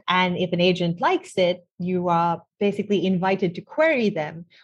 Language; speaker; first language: English; non-native, local second language; Sinhala